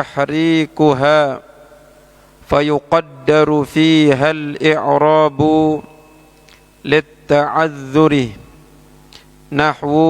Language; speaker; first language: Arabic; non-native, fluent; Indonesian